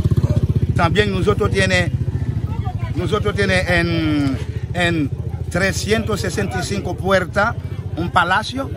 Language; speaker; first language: Spanish; non-native, fluent; Haitian Creole